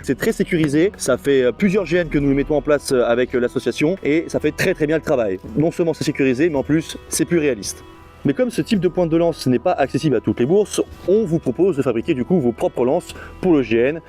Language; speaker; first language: French; native; French